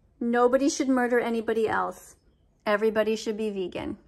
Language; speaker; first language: English; native; English